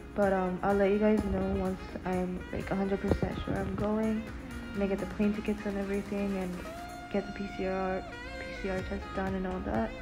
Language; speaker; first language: English; early bilingual, other home language; Japanese